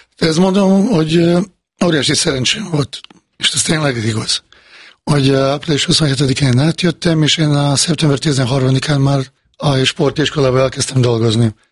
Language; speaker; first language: Hungarian; non-native, fluent; Bosnian